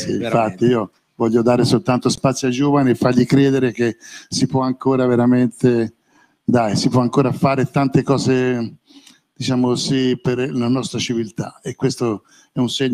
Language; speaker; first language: Italian; native; Italian